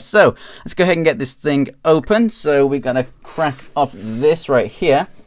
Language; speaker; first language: English; native; English